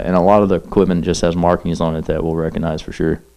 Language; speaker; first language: English; native; English